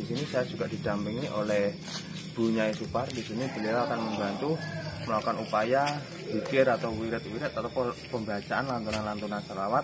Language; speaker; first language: Indonesian; native; Indonesian